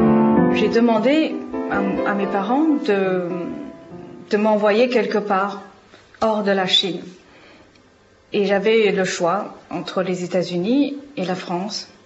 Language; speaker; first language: French; non-native, fluent; Chinese